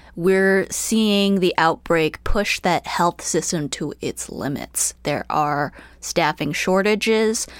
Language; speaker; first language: English; early bilingual, other home language; Chinese